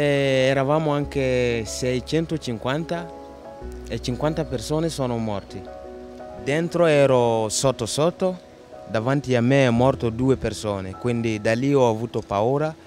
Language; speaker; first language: Italian; non-native, learner; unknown